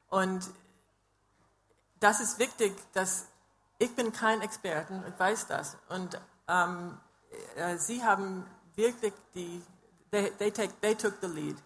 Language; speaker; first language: German; non-native, fluent; English